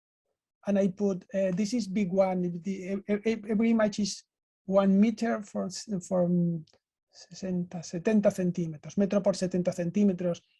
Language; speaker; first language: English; non-native, learner; Spanish